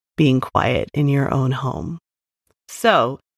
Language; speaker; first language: English; native; English